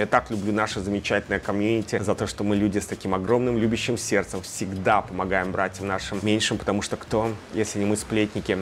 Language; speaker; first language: Russian; native; Russian